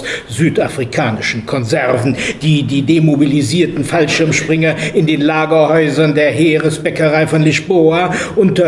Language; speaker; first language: German; native; German